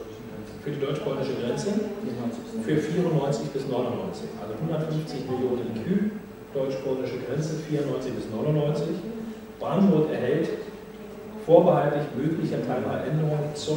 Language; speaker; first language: German; native; German